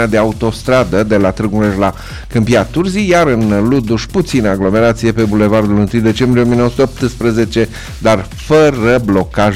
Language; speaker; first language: Romanian; native; Romanian